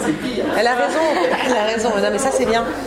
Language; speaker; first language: French; native; French